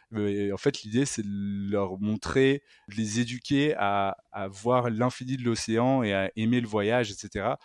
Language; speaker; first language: French; native; French